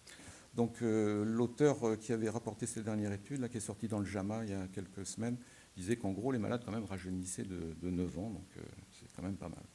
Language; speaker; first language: French; native; French